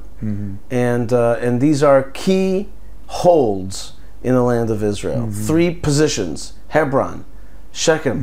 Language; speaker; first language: English; early bilingual, other home language; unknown